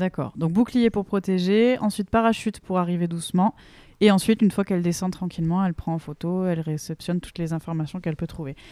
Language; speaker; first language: French; native; French